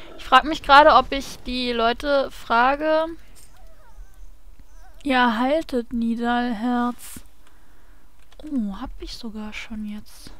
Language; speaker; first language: German; native; German